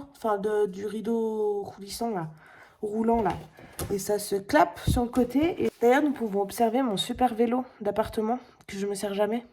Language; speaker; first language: French; native; French